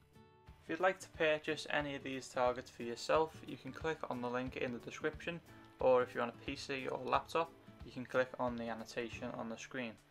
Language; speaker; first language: English; native; English